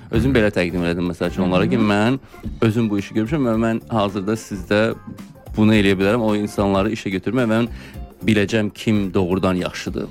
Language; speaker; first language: Azerbaijani; native; Azerbaijani